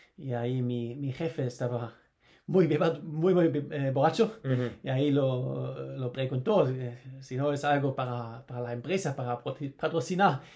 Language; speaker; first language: Spanish; non-native, learner; German